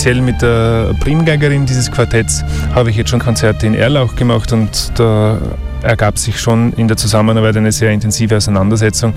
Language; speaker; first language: German; native; German